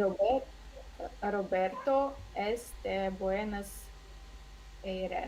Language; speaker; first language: Spanish; non-native, learner; Russian